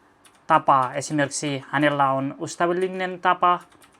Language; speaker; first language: Finnish; non-native, learner; Nepali